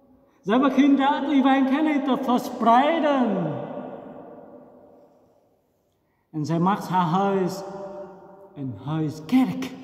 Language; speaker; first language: Dutch; non-native, fluent; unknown